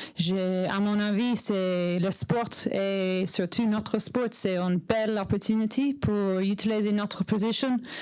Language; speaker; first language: French; non-native, learner; English